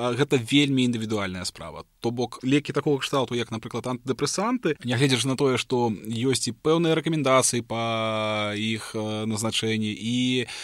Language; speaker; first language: Belarusian; non-native, local second language; Russian